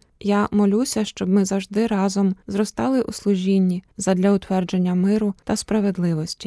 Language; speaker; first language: Ukrainian; native; Ukrainian